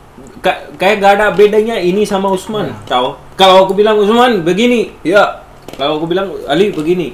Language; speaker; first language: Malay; non-native, fluent; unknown